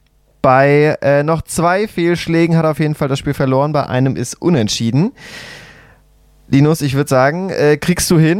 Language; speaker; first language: German; native; German